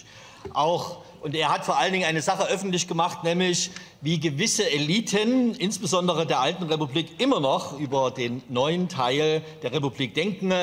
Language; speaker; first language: German; native; German